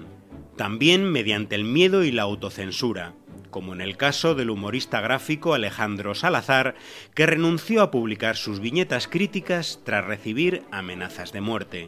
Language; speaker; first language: Spanish; native; Spanish